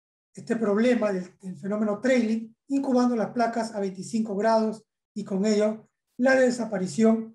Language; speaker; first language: Spanish; native; Spanish